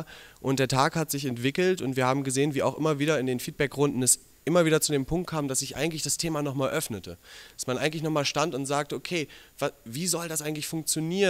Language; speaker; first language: German; native; German